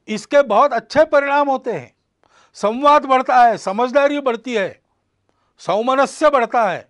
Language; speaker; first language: Hindi; non-native, local second language; Marathi